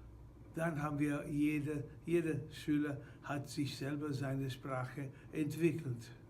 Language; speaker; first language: German; non-native, fluent; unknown